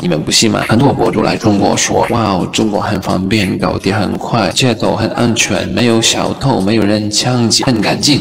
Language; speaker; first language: Chinese; non-native, fluent; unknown